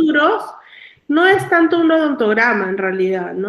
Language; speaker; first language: Spanish; native; Spanish